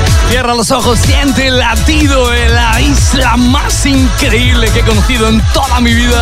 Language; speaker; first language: Spanish; native; Spanish